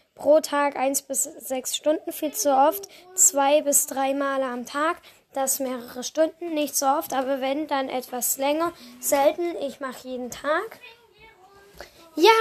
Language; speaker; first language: German; native; German